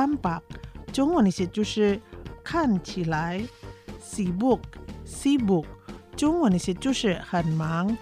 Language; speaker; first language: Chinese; non-native, learner; Indonesian